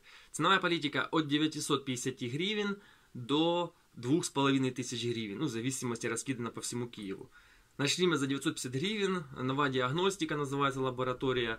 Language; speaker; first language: Russian; native; Russian